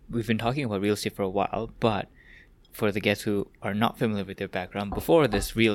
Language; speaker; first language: English; early bilingual, other home language; Korean